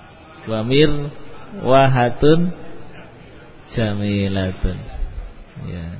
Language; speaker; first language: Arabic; non-native, fluent; Indonesian